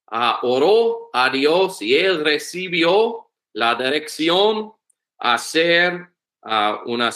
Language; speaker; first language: Spanish; non-native, learner; English